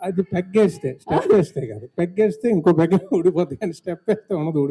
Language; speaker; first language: Telugu; native; Telugu